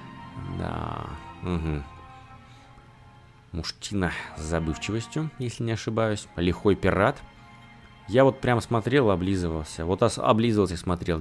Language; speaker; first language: Russian; native; Russian